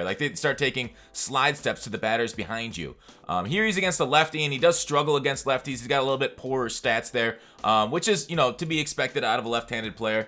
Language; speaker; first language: English; native; English